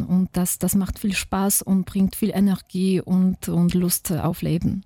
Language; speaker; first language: German; non-native, fluent; Polish